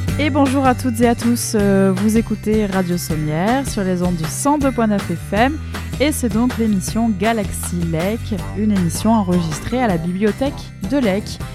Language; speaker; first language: French; native; French